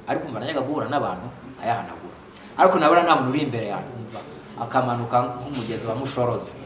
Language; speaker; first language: Kinyarwanda; native; Kinyarwanda